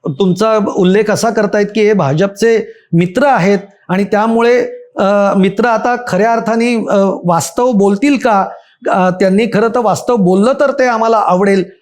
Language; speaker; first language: Marathi; native; Marathi